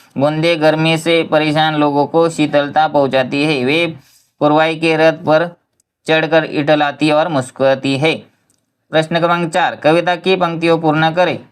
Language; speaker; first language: Hindi; non-native, local second language; Marathi